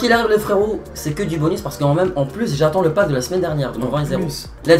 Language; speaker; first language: French; native; French